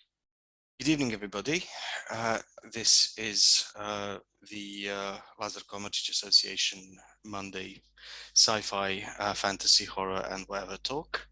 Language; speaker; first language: English; non-native, fluent; Serbian